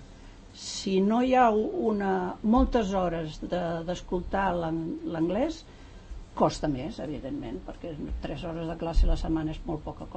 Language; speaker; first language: Catalan; native; Catalan